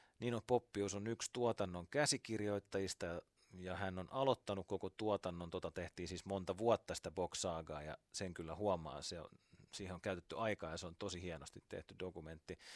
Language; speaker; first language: Finnish; native; Finnish